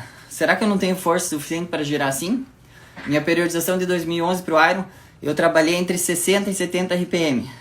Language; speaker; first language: Portuguese; native; Portuguese